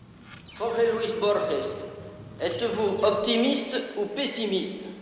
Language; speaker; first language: French; native; French